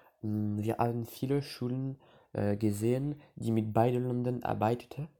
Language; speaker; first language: German; non-native, learner; French